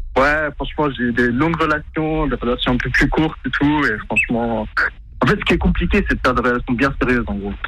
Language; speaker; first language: French; early bilingual, other home language; Arabic